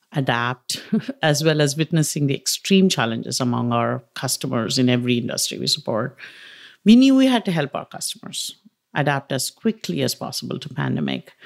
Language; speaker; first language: English; non-native, local second language; Tamil